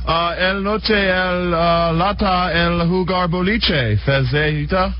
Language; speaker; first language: Spanish; non-native, learner; English